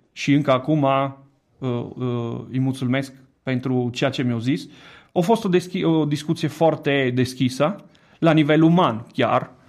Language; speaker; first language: Romanian; non-native, fluent; Italian